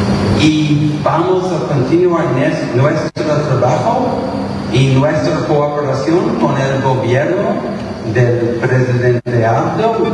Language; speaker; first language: Spanish; non-native, fluent; English